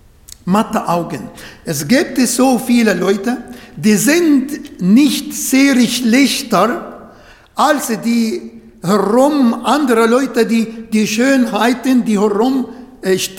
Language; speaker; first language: German; non-native, fluent; Arabic